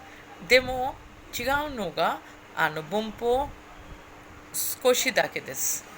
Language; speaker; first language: Japanese; non-native, fluent; Hindi